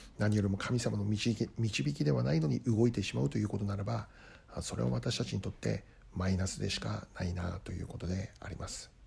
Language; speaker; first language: Japanese; native; Japanese